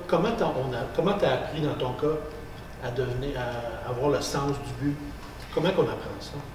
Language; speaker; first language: French; native; French